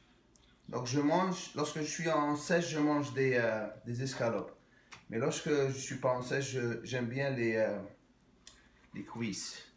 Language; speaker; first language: French; non-native, local second language; Arabic